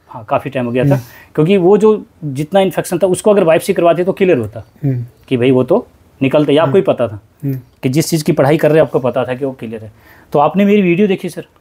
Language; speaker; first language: Hindi; native; Hindi